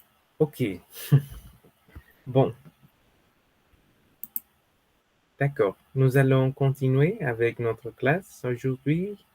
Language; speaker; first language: French; non-native, fluent; Spanish